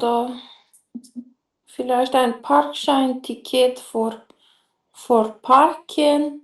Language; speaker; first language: German; non-native, learner; Macedonian